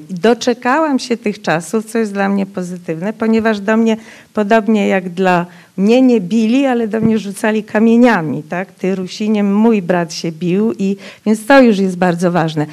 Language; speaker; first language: Polish; non-native, local second language; Rusyn